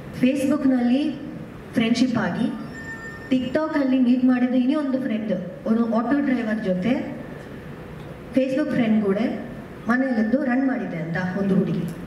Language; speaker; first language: Kannada; non-native, learner; Malayalam